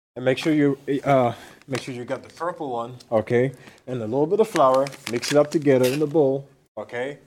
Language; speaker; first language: English; non-native, fluent; Arabic